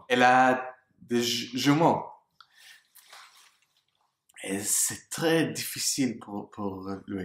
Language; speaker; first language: French; non-native, learner; English